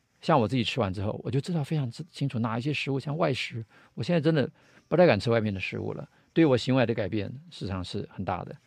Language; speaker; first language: Chinese; native; Chinese